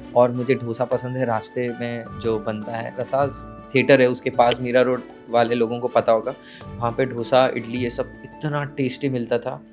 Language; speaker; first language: Hindi; non-native, local second language; Gujarati